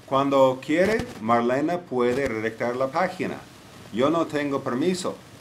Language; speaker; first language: Spanish; non-native, fluent; English